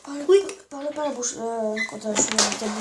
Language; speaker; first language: French; native; French